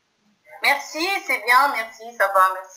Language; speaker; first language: French; non-native, local second language; Arabic